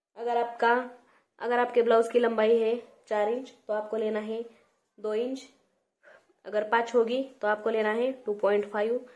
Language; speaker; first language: Hindi; non-native, local second language; Marathi